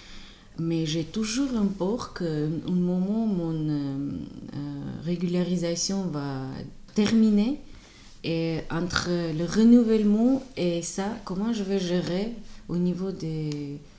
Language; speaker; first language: French; non-native, fluent; Armenian